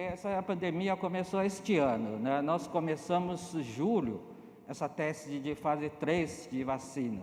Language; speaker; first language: Portuguese; non-native, learner; Chinese